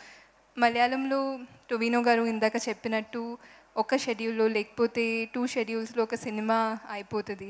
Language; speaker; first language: Telugu; non-native, fluent; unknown